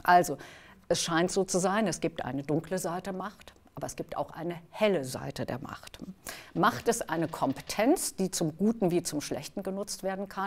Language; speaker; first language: German; native; German